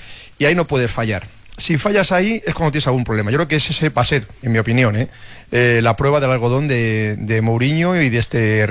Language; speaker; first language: Spanish; native; Spanish